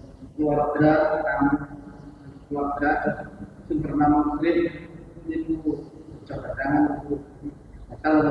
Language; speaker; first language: Indonesian; non-native, local second language; Javanese